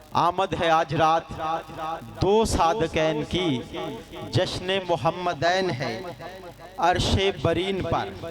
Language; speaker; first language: Urdu; non-native, local second language; Punjabi